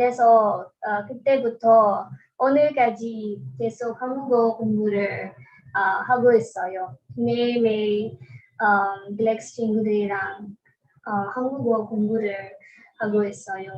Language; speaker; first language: Korean; non-native, learner; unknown